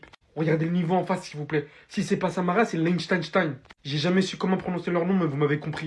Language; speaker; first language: French; native; French